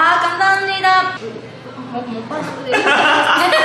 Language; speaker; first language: Korean; non-native, learner; Japanese